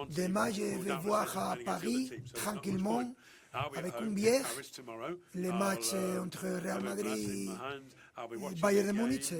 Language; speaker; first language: French; non-native, fluent; Spanish